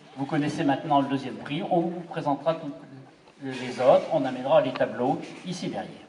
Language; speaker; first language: French; native; French